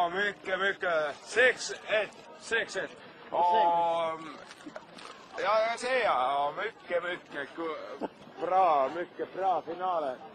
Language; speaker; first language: Swedish; non-native, learner; Finnish